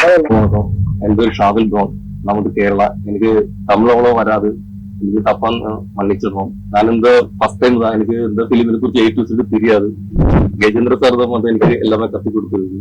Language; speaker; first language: Tamil; non-native, learner; Malayalam